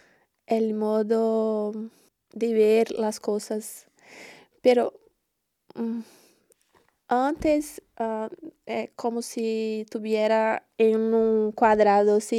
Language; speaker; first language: Spanish; non-native, learner; Portuguese